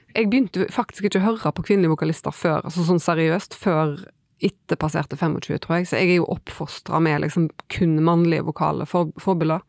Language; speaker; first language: Norwegian; native; Norwegian